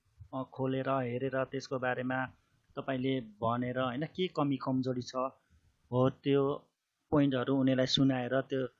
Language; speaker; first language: Nepali; native; Nepali